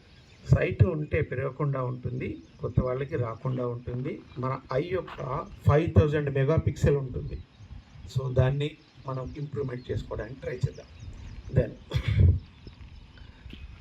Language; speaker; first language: Telugu; native; Telugu